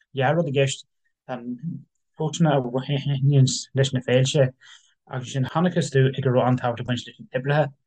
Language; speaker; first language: Irish; non-native, local second language; English